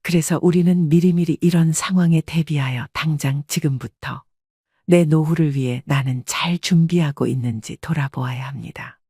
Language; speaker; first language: Korean; native; Korean